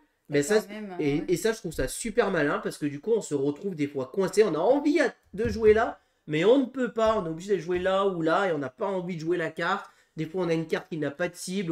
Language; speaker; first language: French; native; French